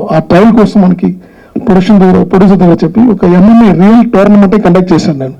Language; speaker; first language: Telugu; non-native, learner; Tamil